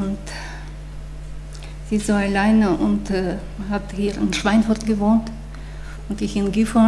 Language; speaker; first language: German; non-native, fluent; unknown